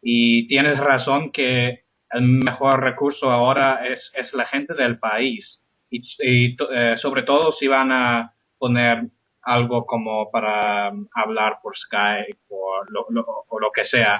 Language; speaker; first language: Spanish; non-native, fluent; English